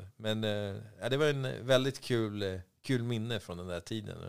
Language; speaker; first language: Swedish; native; Swedish